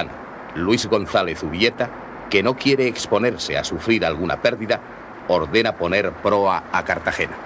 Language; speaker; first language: Spanish; native; Spanish